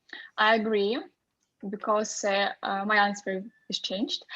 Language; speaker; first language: English; non-native, fluent; Russian